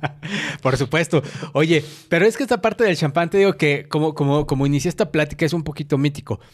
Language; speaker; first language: Spanish; non-native, fluent; French